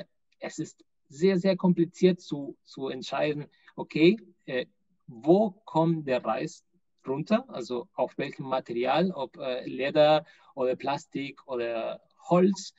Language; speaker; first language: German; non-native, fluent; Spanish